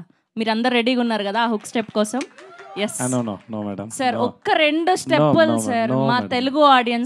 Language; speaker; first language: Telugu; native; Telugu